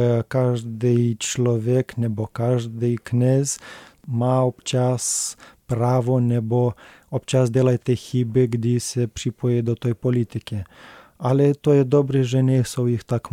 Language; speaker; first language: Czech; non-native, learner; Romanian